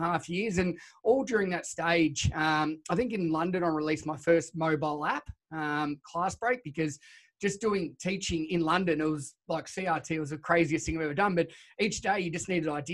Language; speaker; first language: English; native; English